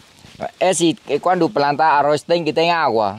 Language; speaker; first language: Portuguese; non-native, learner; Vietnamese